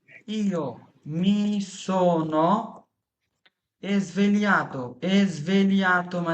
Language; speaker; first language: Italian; non-native, fluent; Bangla